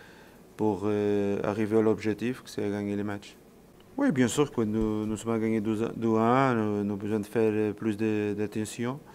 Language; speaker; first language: French; non-native, fluent; Portuguese